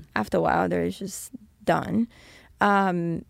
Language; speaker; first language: English; non-native, fluent; Portuguese